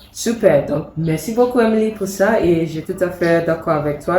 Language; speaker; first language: French; non-native, fluent; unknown